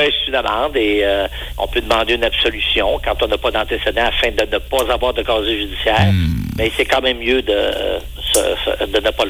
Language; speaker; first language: French; native; French